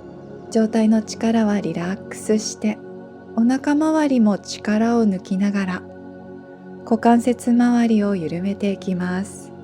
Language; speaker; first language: Japanese; native; Japanese